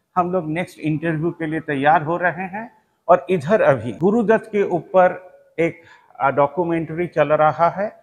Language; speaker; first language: Hindi; non-native, local second language; Bangla